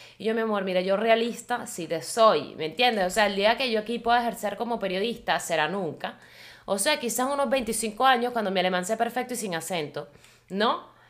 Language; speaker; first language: Spanish; native; Spanish